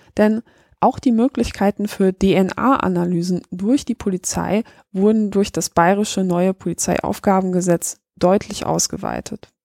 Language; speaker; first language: German; early bilingual, other home language; Polish